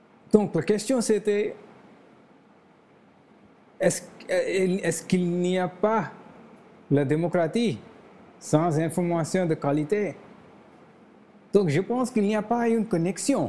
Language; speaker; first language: French; non-native, learner; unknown